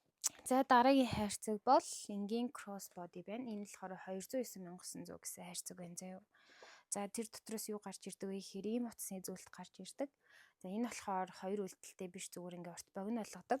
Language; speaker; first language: Mongolian; native; Mongolian